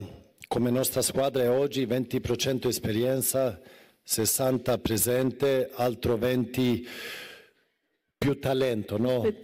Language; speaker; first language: Italian; non-native, fluent; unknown